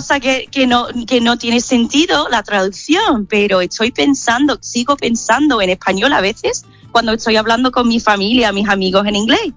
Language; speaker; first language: Spanish; non-native, fluent; English